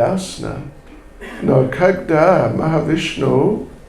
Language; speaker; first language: Russian; non-native, learner; English